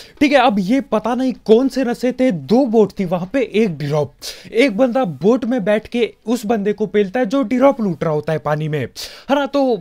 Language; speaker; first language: Hindi; native; Hindi